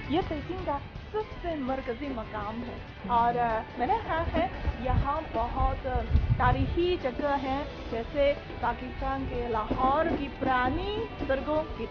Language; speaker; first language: Hindi; non-native, fluent; Chinese